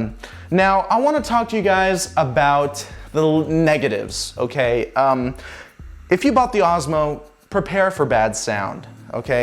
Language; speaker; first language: English; native; English